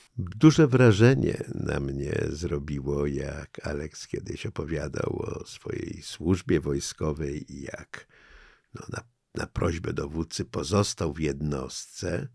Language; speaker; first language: Polish; native; Polish